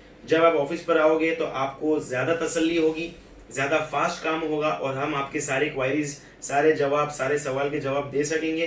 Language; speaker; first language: Hindi; native; Hindi